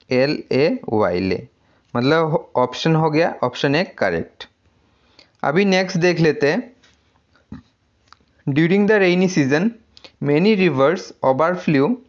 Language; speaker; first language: Hindi; non-native, local second language; Assamese